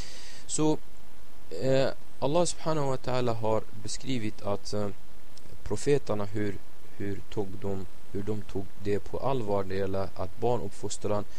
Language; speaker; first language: Swedish; non-native, fluent; Arabic